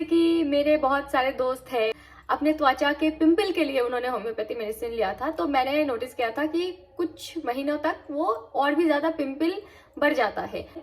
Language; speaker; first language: Hindi; non-native, local second language; Bangla